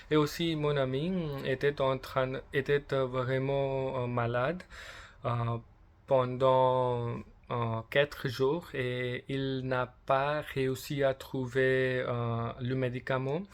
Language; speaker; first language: French; non-native, learner; English